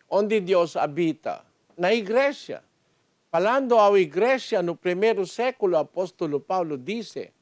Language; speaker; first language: Portuguese; non-native, learner; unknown